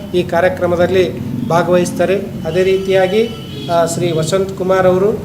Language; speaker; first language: Kannada; native; Kannada